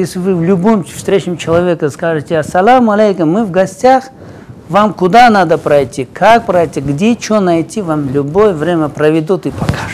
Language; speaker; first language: Russian; non-native, local second language; Uzbek